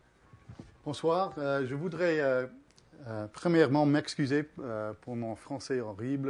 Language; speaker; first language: French; early bilingual, heritage; English